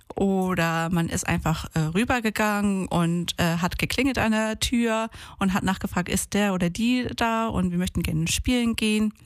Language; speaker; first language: German; early bilingual, other home language; Portuguese